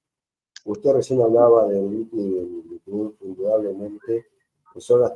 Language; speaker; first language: Spanish; native; Spanish